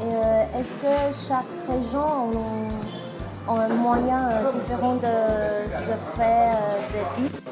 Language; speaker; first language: French; non-native, learner; Chinese